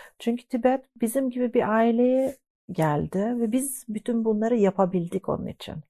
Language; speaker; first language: Turkish; early bilingual, heritage; Turkish